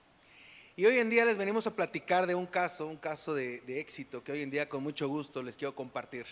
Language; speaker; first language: Spanish; native; Spanish